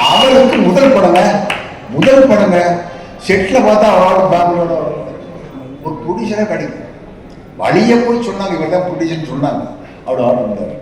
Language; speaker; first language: Tamil; native; Tamil